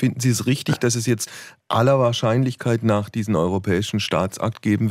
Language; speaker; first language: German; native; German